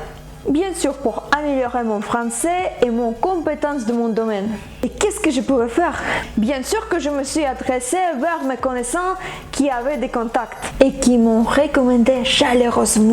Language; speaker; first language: French; non-native, fluent; Ukrainian